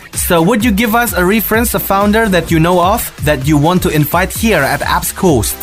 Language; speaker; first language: English; non-native, fluent; Javanese